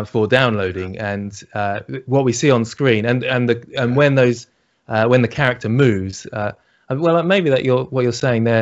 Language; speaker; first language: English; native; English